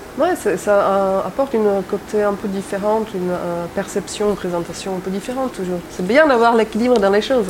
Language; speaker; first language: French; non-native, fluent; Czech